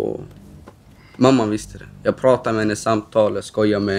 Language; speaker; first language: Swedish; early bilingual, other home language; Romany